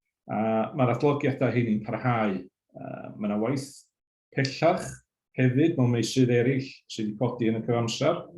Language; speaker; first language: Welsh; native; Welsh